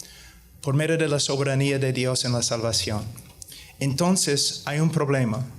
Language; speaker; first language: Spanish; non-native, fluent; English